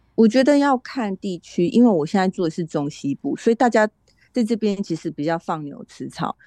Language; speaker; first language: Chinese; native; Chinese